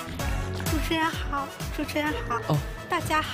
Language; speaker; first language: Chinese; native; Chinese